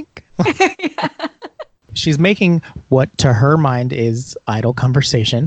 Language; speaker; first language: English; native; English